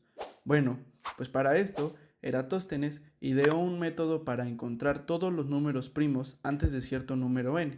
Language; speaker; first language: Spanish; native; Spanish